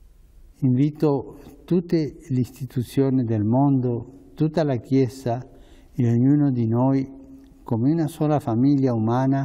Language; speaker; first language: Italian; non-native, fluent; Spanish